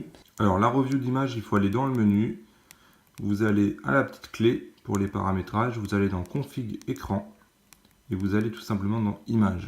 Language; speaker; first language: French; native; French